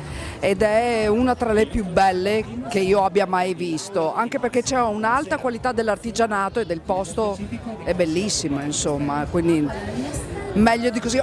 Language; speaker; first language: Italian; native; Italian